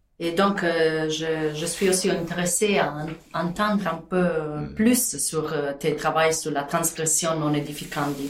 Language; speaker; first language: French; non-native, fluent; Italian